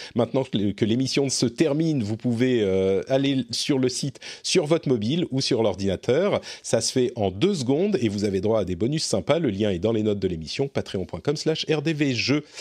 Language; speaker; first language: French; native; French